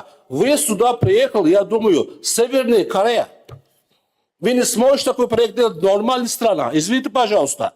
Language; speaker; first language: Russian; non-native, learner; Turkish